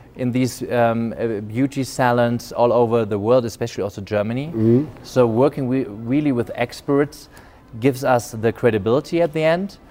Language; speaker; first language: English; non-native, fluent; German